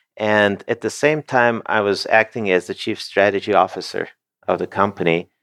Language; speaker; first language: English; non-native, fluent; Turkish